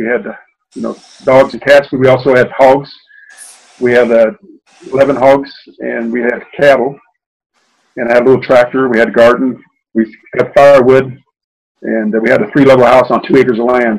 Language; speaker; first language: English; native; English